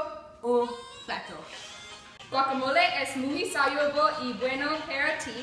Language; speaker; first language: Spanish; non-native, learner; English